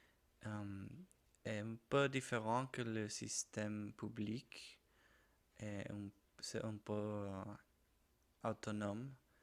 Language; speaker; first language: French; non-native, learner; Spanish